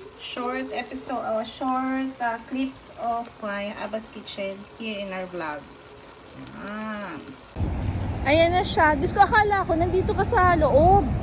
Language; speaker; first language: Filipino; native; Filipino